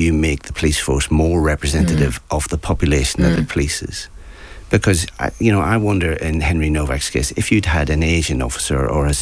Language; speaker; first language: English; native; English